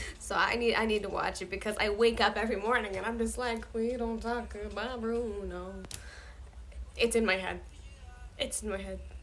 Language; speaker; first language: English; native; English